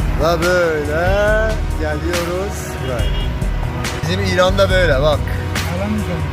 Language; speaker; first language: Turkish; non-native, fluent; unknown